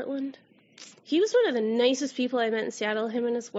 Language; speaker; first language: English; native; English